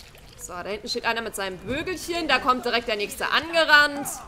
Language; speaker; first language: German; native; German